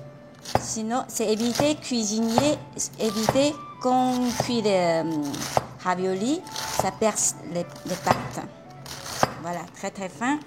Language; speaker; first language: French; non-native, fluent; Chinese